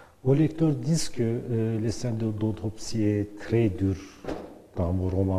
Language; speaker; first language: French; non-native, learner; Turkish